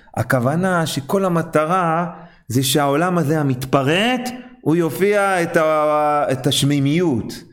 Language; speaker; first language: Hebrew; non-native, fluent; English